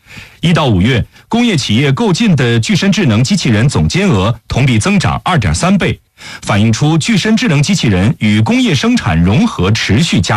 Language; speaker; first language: Chinese; native; Chinese